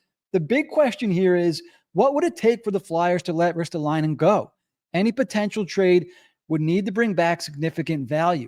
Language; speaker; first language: English; native; English